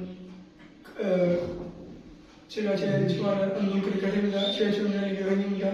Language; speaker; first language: Korean; non-native, learner; Punjabi